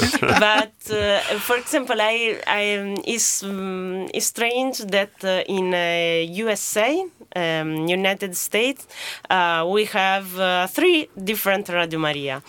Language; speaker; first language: English; non-native, fluent; Italian